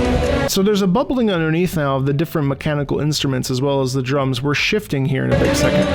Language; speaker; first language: English; native; English